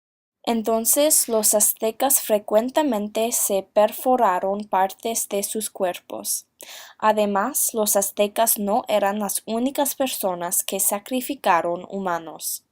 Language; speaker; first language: Spanish; non-native, learner; English